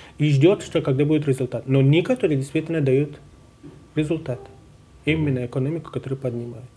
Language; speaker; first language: Russian; non-native, fluent; Persian